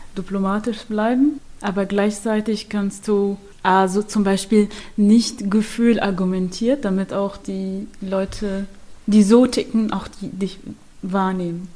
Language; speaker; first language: German; non-native, fluent; Arabic